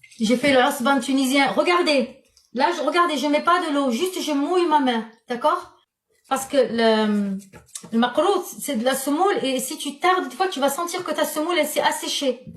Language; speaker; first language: French; non-native, local second language; Arabic